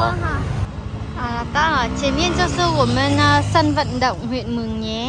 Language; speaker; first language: Chinese; non-native, fluent; Vietnamese